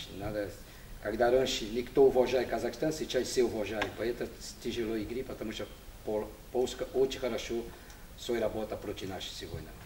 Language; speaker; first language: Russian; non-native, learner; Portuguese